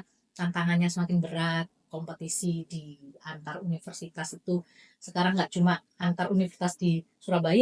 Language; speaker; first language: Indonesian; native; Indonesian